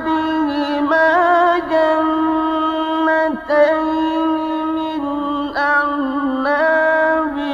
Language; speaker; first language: Arabic; native; Arabic